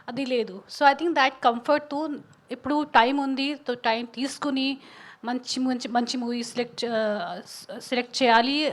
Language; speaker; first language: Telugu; non-native, learner; Hindi